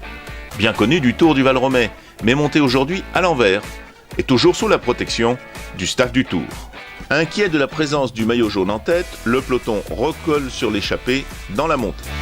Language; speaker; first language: French; native; French